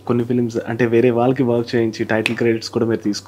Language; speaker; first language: Telugu; native; Telugu